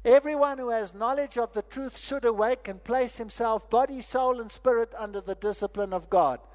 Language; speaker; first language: English; non-native, local second language; Afrikaans